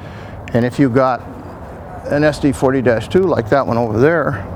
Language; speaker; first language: English; native; English